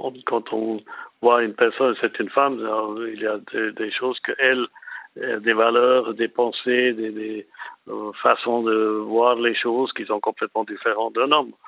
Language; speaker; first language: French; non-native, fluent; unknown